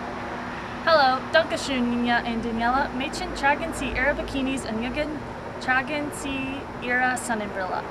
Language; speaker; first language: German; non-native, learner; English